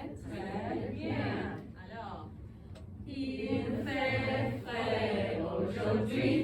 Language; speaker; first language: French; non-native, local second language; English